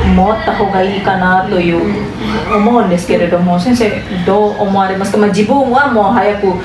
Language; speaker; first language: Japanese; non-native, fluent; Indonesian